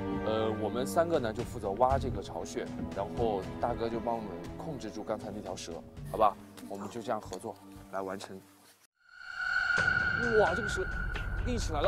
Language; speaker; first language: Chinese; native; Chinese